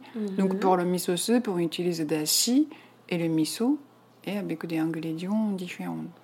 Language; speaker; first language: French; non-native, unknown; Japanese